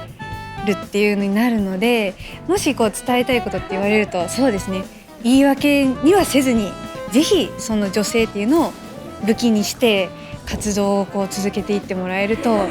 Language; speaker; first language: Japanese; native; Japanese